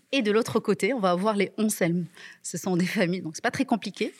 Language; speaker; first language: French; non-native, local second language; Arabic